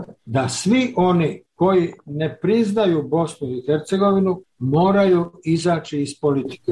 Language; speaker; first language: Serbian; native; Serbian